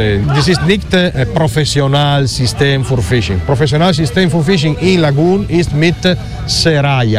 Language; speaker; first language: German; non-native, learner; Italian